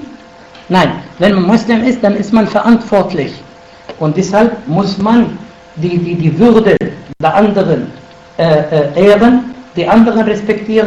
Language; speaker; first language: German; non-native, fluent; Arabic